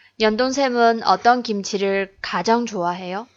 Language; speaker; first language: Korean; non-native, fluent; Chinese